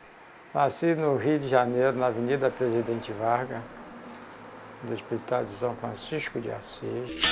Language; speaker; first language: Portuguese; native; Portuguese